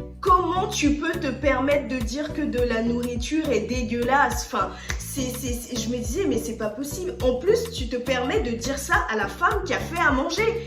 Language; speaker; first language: French; early bilingual, other home language; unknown